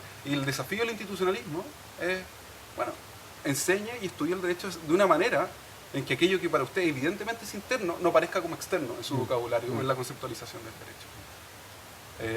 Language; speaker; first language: Spanish; native; Spanish